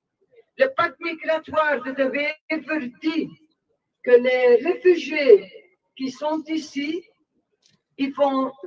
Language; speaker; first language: French; non-native, local second language; Dutch